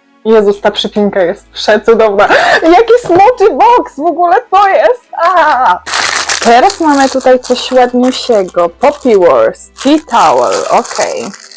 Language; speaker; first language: Polish; native; Polish